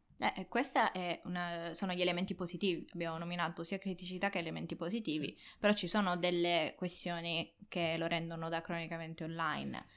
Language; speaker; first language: Italian; native; Italian